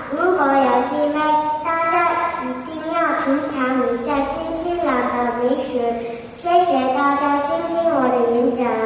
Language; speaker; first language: Chinese; non-native, learner; Korean